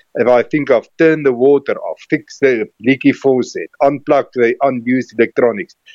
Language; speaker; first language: English; non-native, local second language; Afrikaans